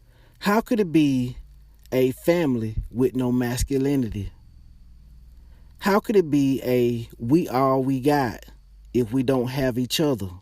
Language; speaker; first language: English; native; English